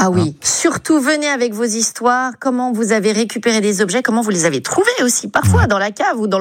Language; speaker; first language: French; native; French